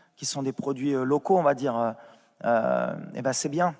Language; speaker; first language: French; native; French